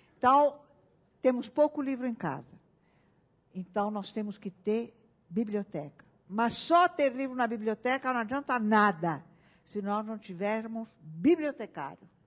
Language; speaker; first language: Portuguese; early bilingual, other home language; Italian